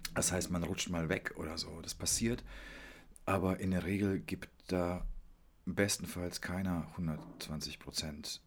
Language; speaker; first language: German; early bilingual, other home language; Polish